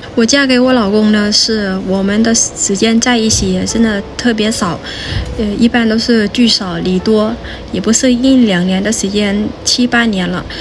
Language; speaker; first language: Chinese; non-native, fluent; Lao